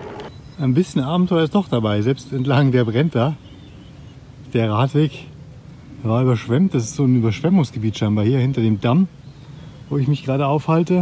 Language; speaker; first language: German; native; German